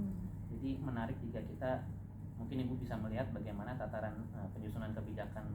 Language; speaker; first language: Indonesian; native; Indonesian